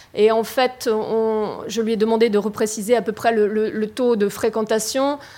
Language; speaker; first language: French; native; French